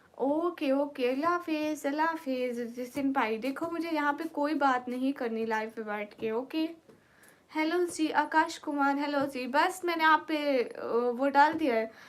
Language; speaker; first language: Urdu; non-native, local second language; Saraiki